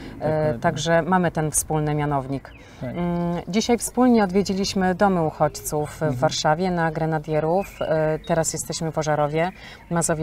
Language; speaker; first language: Polish; native; Polish